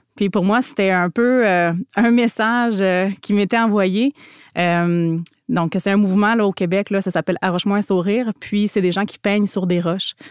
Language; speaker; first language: French; native; French